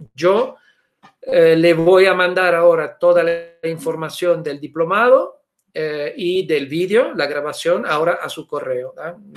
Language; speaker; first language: Spanish; non-native, fluent; Italian